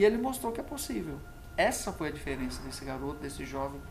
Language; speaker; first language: Portuguese; native; Portuguese